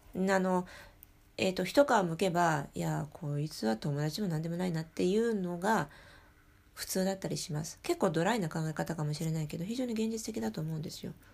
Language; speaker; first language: Japanese; native; Japanese